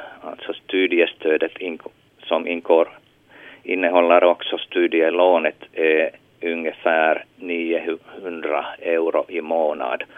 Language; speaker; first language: Swedish; non-native, local second language; Finnish